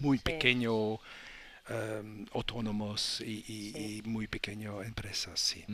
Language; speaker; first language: Spanish; non-native, learner; French